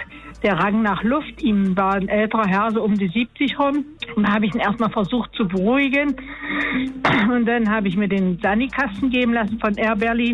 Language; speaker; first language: German; native; German